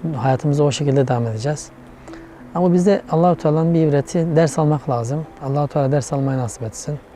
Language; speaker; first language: Turkish; native; Turkish